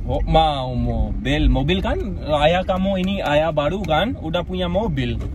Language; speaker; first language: Indonesian; non-native, learner; Urdu